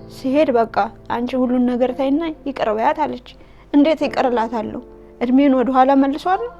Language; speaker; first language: Amharic; native; Amharic